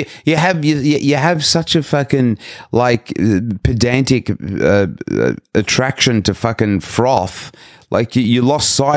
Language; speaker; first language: English; native; English